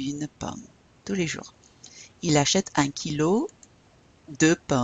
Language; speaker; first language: French; non-native, fluent; English